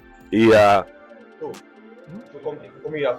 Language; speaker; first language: Spanish; non-native, fluent; English